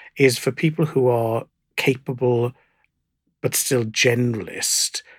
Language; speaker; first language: English; native; English